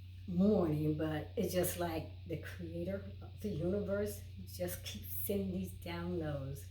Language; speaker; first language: English; native; English